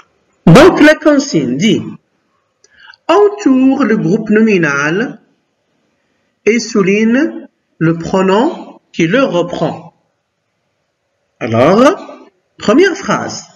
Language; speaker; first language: French; non-native, local second language; Arabic